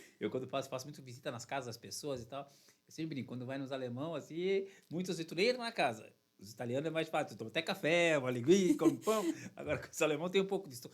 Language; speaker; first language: Portuguese; native; Portuguese